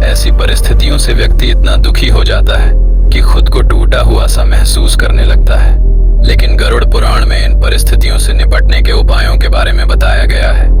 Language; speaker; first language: Hindi; native; Hindi